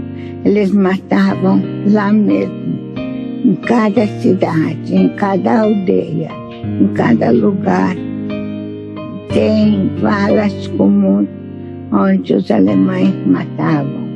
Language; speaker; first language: Portuguese; non-native, fluent; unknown